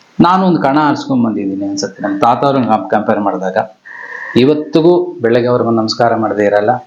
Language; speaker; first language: Kannada; non-native, local second language; Telugu